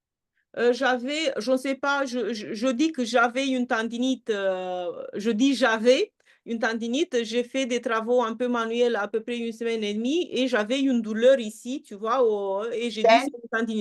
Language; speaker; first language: French; non-native, fluent; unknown